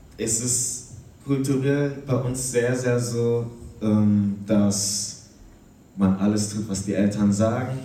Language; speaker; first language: German; early bilingual, other home language; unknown